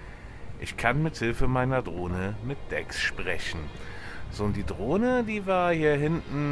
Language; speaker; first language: German; native; German